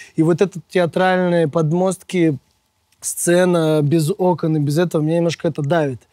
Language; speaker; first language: Russian; native; Russian